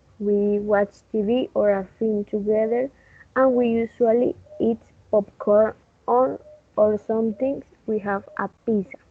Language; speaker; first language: English; non-native, learner; Spanish